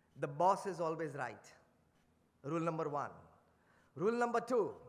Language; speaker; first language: English; non-native, local second language; Gujarati